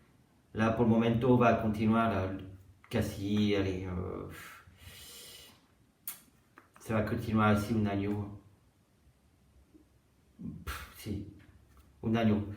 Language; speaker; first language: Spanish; non-native, learner; French